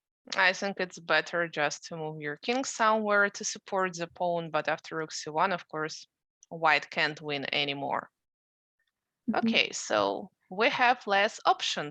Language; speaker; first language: English; non-native, fluent; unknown